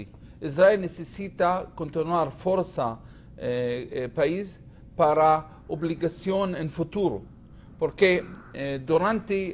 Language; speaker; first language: Spanish; non-native, learner; Hebrew